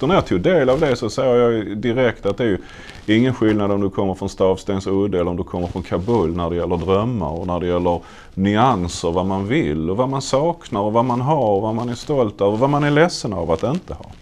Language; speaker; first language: Swedish; native; Swedish